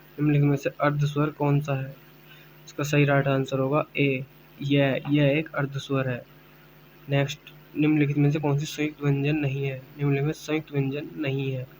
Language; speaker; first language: Hindi; native; Hindi